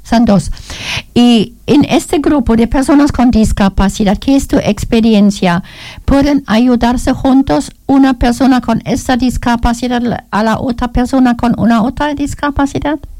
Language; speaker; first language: Spanish; non-native, learner; German